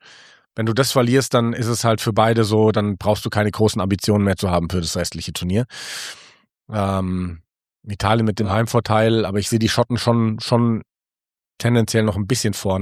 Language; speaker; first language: German; native; German